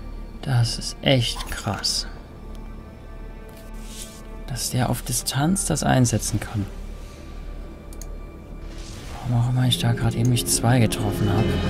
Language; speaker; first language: German; native; German